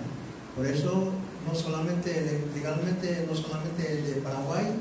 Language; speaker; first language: Spanish; non-native, local second language; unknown